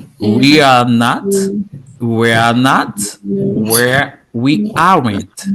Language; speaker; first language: English; non-native, fluent; Haitian Creole